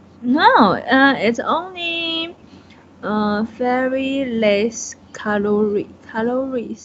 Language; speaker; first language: English; non-native, learner; Chinese